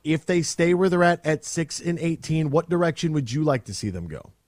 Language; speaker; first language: English; native; English